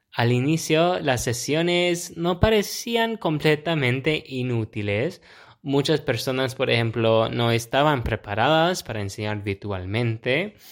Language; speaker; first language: Spanish; non-native, fluent; English